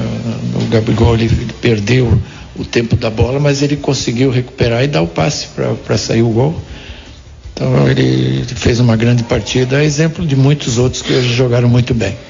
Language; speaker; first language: Portuguese; native; Portuguese